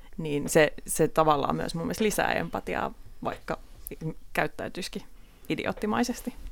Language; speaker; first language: Finnish; native; Finnish